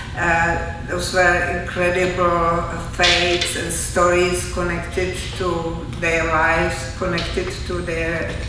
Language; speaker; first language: English; non-native, fluent; Czech